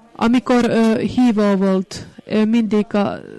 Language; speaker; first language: Hungarian; non-native, fluent; Finnish